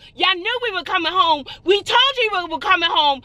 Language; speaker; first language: English; native; English